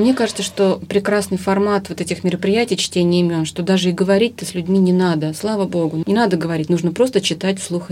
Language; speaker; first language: Russian; native; Russian